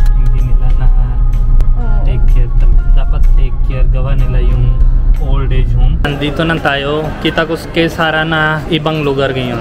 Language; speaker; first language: Filipino; non-native, learner; Hindi